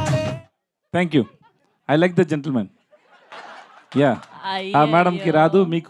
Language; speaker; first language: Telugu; non-native, learner; Tamil